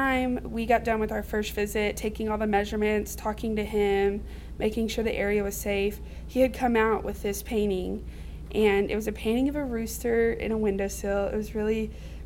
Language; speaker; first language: English; native; English